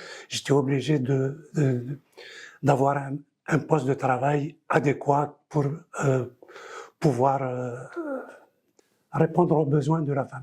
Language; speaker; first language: French; non-native, local second language; Kabyle